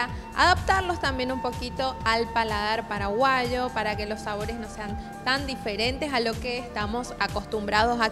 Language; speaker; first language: Spanish; native; Spanish